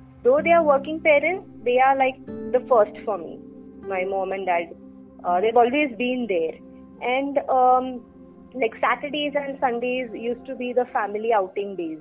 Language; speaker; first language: English; non-native, local second language; Hindi